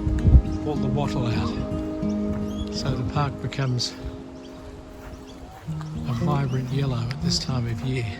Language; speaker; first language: English; native; English